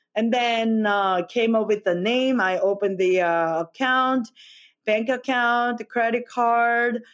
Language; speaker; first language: English; non-native, fluent; Korean